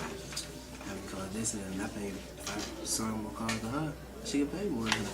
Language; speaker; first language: English; native; English